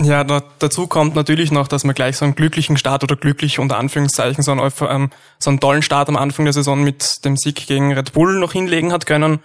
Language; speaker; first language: German; native; German